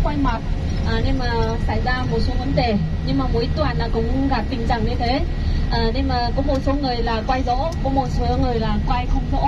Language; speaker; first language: Vietnamese; non-native, fluent; Chinese